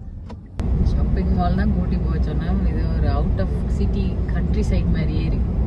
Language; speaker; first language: Tamil; native; Tamil